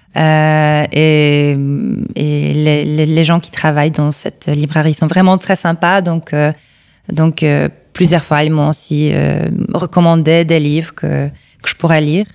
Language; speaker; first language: French; non-native, fluent; Polish